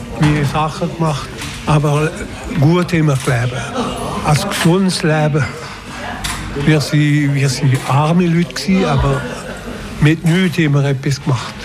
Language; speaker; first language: German; non-native, local second language; French